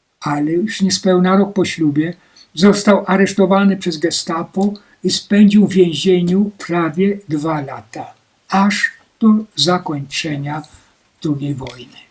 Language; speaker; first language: Polish; native; Polish